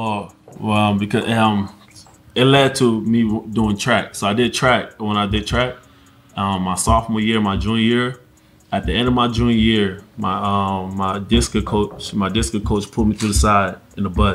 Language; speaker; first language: English; early bilingual, other home language; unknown